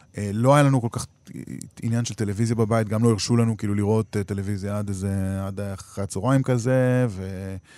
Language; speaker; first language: Hebrew; native; Hebrew